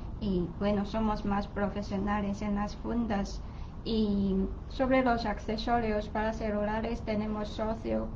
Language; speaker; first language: Spanish; non-native, learner; Chinese